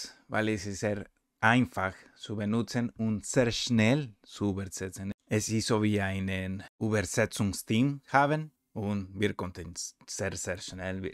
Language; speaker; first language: German; non-native, learner; Spanish